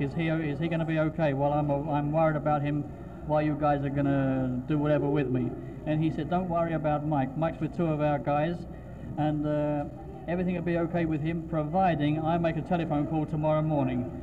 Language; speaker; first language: English; native; English